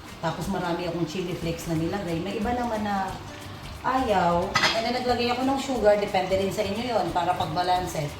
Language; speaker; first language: Filipino; non-native, local second language; Bikol